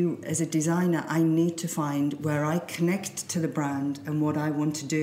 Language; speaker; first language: English; native; English